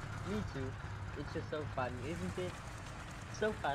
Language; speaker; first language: English; non-native, fluent; German